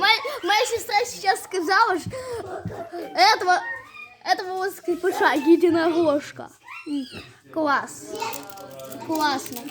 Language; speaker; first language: Russian; native; Russian